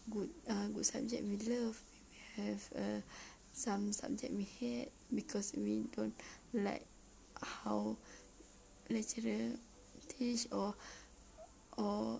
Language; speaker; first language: English; non-native, learner; Malay